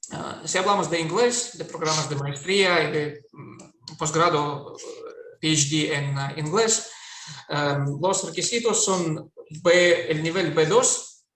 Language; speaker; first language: Spanish; non-native, fluent; Russian